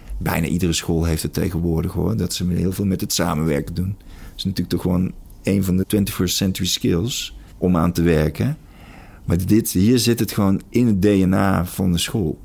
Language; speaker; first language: Dutch; native; Dutch